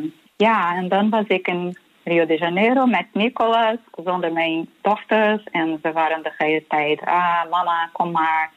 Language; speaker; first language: Dutch; non-native, fluent; Portuguese